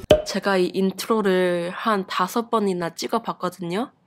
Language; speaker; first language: Korean; non-native, fluent; English